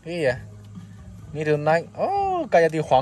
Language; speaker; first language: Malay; non-native, fluent; Chinese